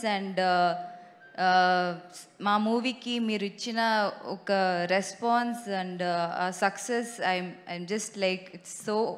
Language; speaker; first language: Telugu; non-native, local second language; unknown